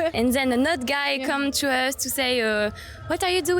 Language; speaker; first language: English; non-native, learner; French